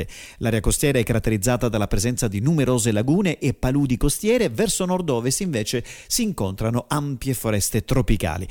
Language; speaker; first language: Italian; native; Italian